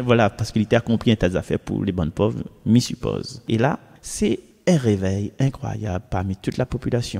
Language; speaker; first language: French; non-native, local second language; Réunion Creole French